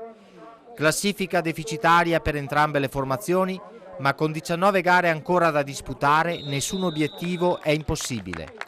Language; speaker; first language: Italian; native; Italian